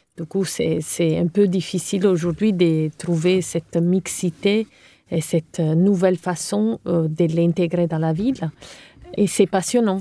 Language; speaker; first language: French; non-native, fluent; Italian